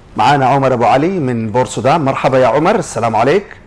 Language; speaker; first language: Arabic; native; Arabic